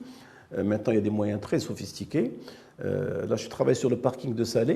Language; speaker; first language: French; non-native, local second language; Arabic